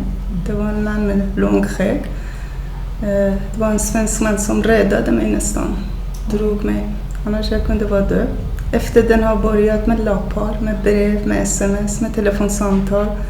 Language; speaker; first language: Swedish; non-native, fluent; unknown